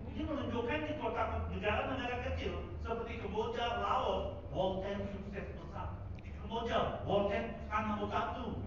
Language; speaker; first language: Indonesian; non-native, fluent; Tamil